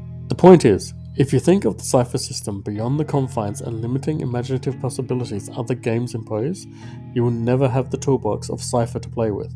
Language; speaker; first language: English; native; English